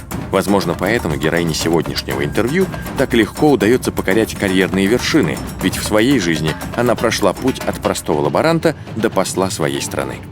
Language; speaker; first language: Russian; native; Russian